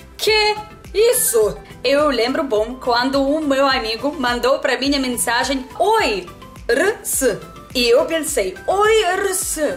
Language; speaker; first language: Portuguese; non-native, learner; Russian